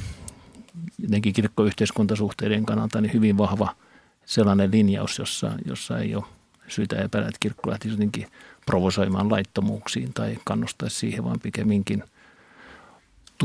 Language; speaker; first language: Finnish; native; Finnish